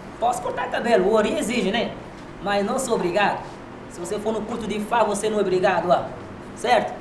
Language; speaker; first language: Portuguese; non-native, local second language; Kabuverdianu